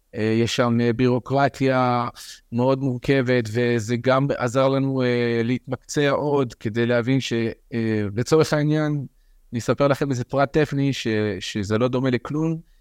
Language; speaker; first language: Hebrew; early bilingual, other home language; French